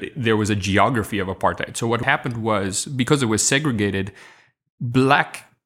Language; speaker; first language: English; non-native, local second language; Afrikaans